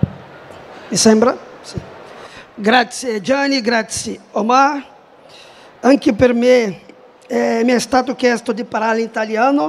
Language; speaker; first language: Italian; non-native, fluent; Portuguese